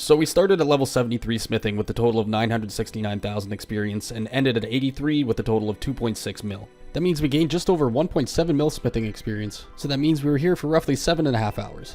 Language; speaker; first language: English; native; English